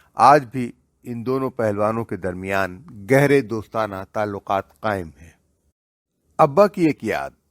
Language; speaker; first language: Urdu; native; Urdu